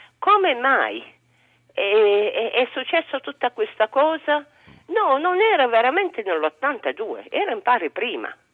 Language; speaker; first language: Italian; non-native, fluent; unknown